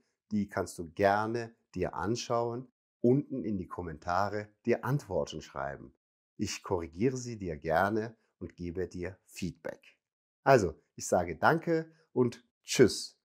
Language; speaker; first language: German; non-native, fluent; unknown